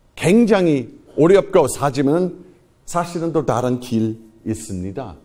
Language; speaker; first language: Korean; non-native, fluent; English